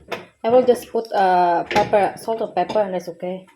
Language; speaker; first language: English; non-native, learner; Filipino